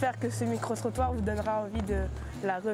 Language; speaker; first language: French; native; French